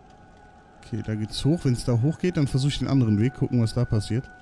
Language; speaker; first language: German; native; German